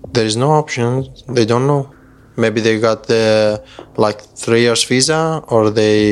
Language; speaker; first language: English; non-native, learner; Persian